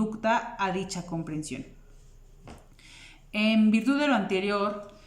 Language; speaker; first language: Spanish; native; Spanish